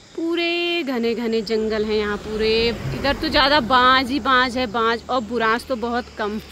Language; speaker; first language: Hindi; native; Hindi